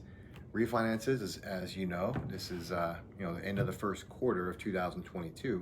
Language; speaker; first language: English; native; English